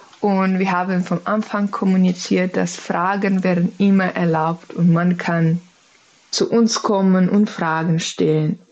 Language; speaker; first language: German; non-native, fluent; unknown